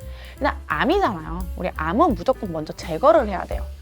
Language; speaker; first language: Korean; native; Korean